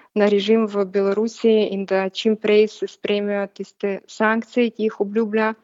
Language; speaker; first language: Slovenian; non-native, fluent; Belarusian